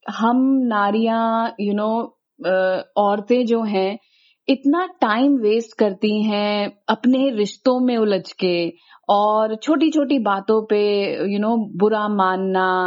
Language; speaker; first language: Hindi; native; Hindi